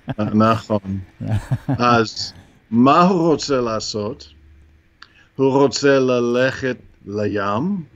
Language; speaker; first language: Hebrew; non-native, fluent; English